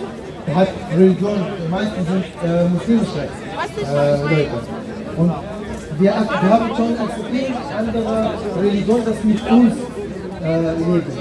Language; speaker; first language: German; non-native, learner; Arabic